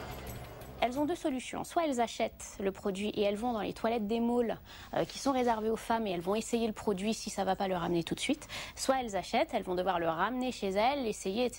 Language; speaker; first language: French; native; French